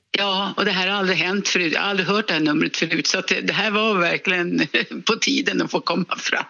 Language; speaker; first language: Swedish; native; Swedish